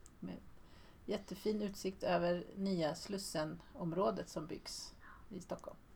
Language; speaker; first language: Swedish; native; Swedish